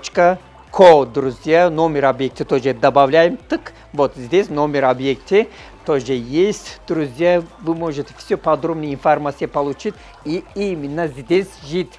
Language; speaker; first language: Russian; non-native, learner; Turkish